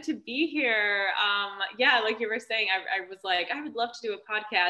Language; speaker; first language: English; early bilingual, other home language; Romanian